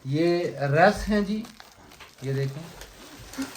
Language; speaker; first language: Urdu; native; Urdu